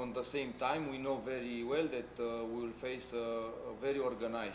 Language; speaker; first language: English; non-native, fluent; Romanian